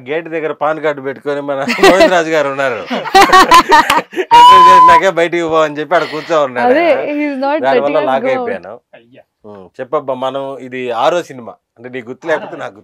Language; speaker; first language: Telugu; native; Telugu